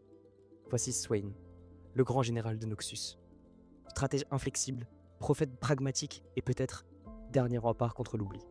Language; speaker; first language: French; native; French